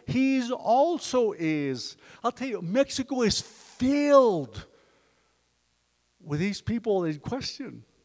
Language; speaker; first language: English; early bilingual, other home language; Spanish